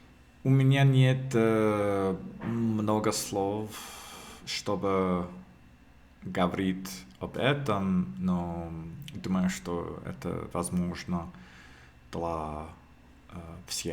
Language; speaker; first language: Russian; non-native, learner; English